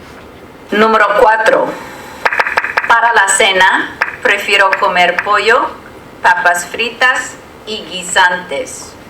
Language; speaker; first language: Spanish; non-native, learner; English